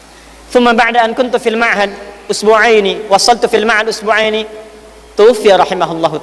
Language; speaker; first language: Arabic; non-native, fluent; Indonesian